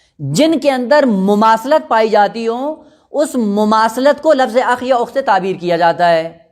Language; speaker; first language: Urdu; non-native, local second language; Punjabi